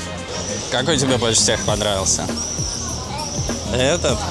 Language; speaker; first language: Russian; native; Russian